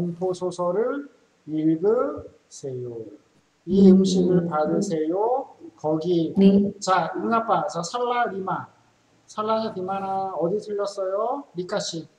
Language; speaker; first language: Korean; native; Korean